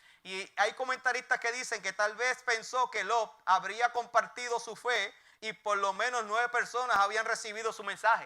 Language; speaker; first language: Spanish; native; Spanish